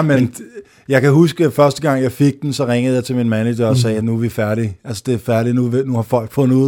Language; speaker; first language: Danish; native; Danish